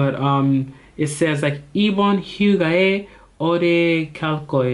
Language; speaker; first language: Korean; non-native, learner; English